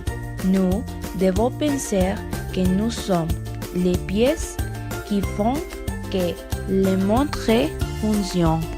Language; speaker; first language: French; non-native, learner; Spanish